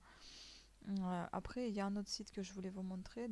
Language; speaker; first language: French; native; French